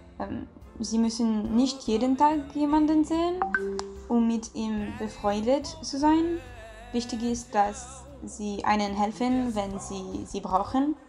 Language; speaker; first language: German; non-native, learner; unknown